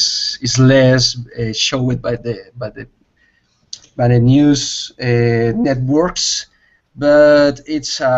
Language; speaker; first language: English; non-native, learner; Spanish